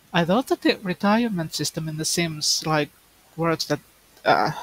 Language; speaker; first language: English; non-native, fluent; Finnish